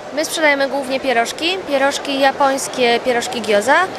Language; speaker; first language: Polish; non-native, fluent; Chinese